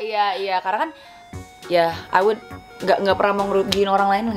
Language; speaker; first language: Indonesian; native; Indonesian